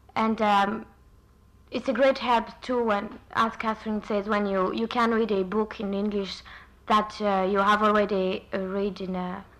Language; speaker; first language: English; non-native, fluent; French